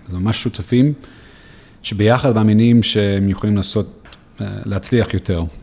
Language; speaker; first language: Hebrew; non-native, fluent; English